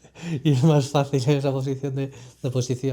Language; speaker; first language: Spanish; native; Spanish